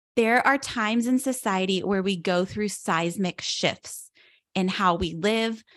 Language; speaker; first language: English; native; English